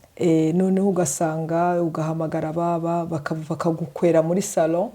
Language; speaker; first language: Kinyarwanda; native; Kinyarwanda